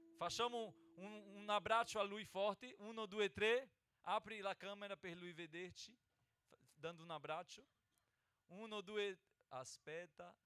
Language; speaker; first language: Italian; non-native, fluent; Portuguese